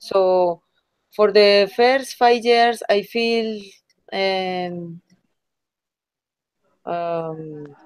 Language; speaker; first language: English; non-native, learner; Spanish